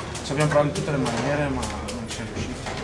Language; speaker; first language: Italian; native; Italian